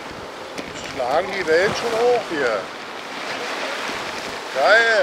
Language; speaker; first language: German; native; German